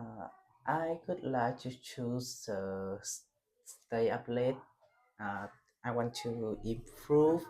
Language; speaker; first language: English; non-native, learner; Vietnamese